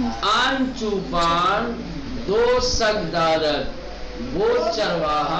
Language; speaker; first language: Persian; non-native, fluent; Urdu